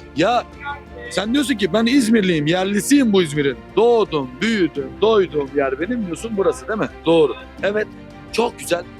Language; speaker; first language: Turkish; native; Turkish